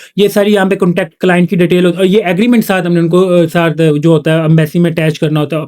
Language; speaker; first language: Urdu; non-native, local second language; Punjabi